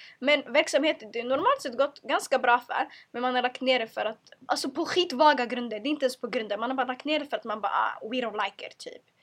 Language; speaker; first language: Swedish; early bilingual, other home language; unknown